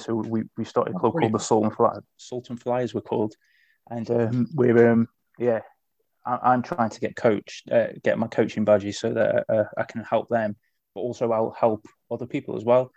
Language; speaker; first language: English; native; English